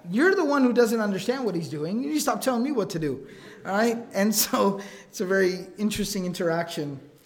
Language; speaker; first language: English; native; English